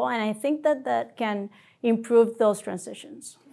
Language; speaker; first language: English; non-native, fluent; Spanish